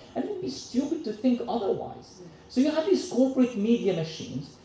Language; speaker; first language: English; non-native, fluent; Arabic